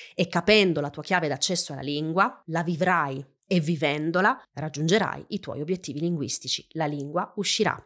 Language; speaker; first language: Italian; native; Italian